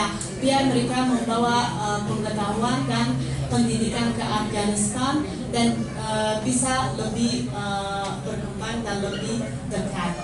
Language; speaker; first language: Indonesian; non-native, fluent; Persian